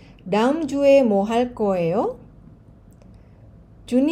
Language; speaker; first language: Korean; non-native, fluent; Indonesian